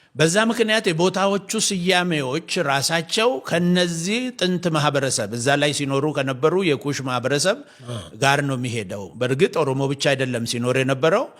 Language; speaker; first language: Amharic; non-native, local second language; Oromo